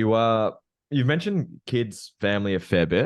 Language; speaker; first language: English; native; English